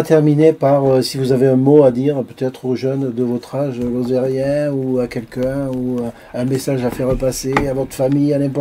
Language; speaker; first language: French; native; French